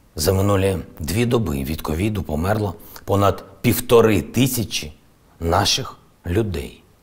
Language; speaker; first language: Ukrainian; non-native, local second language; Russian